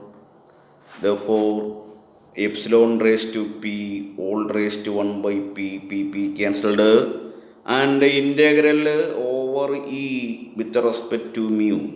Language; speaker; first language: English; non-native, local second language; Malayalam